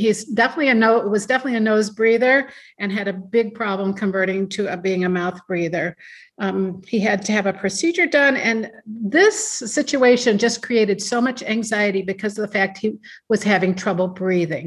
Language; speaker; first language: English; native; English